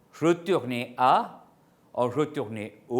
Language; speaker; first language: French; non-native, fluent; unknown